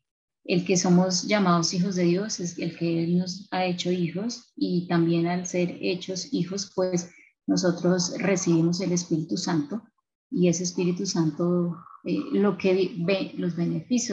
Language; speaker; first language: Spanish; native; Spanish